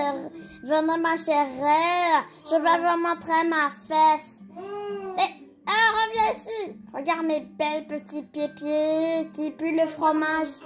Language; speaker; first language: French; native; French